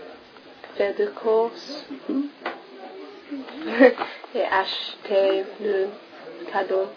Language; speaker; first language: French; non-native, learner; English